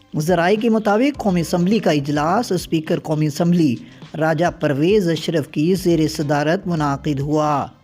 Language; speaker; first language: Urdu; native; Urdu